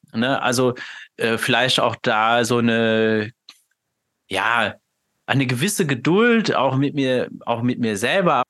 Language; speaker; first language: German; non-native, fluent; Luxembourgish